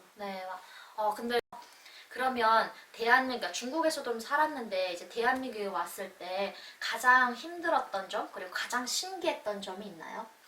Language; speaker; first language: Korean; native; Korean